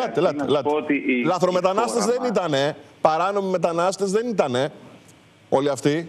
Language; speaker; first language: Greek; native; Greek